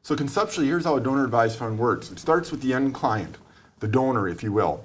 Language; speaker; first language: English; native; English